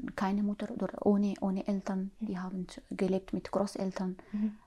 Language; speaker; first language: German; non-native, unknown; Arabic